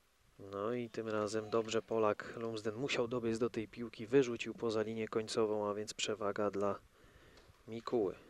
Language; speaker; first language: Polish; native; Polish